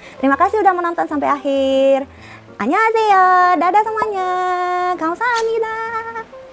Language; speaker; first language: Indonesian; native; Indonesian